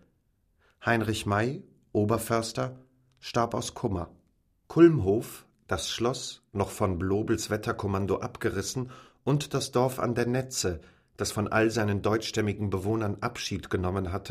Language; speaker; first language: German; native; German